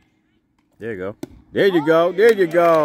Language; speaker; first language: English; native; English